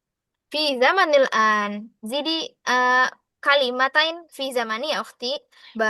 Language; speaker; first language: Arabic; non-native, fluent; Indonesian